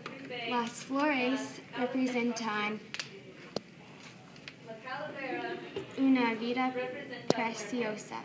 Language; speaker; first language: Spanish; non-native, learner; English